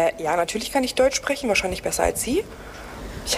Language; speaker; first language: German; early bilingual, other home language; Greek